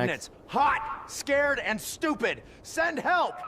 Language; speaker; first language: English; native; English